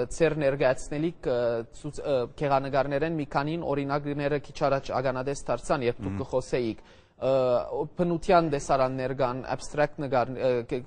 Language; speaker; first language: Armenian; early bilingual, heritage; Armenian